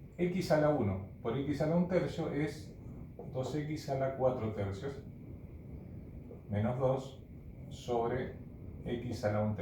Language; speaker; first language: Spanish; native; Spanish